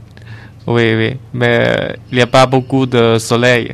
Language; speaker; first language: French; non-native, learner; Chinese